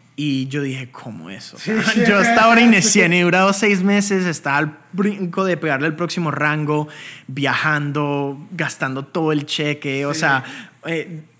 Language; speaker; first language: Spanish; early bilingual, heritage; Spanish